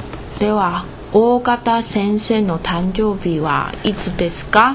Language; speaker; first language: Japanese; non-native, learner; Chinese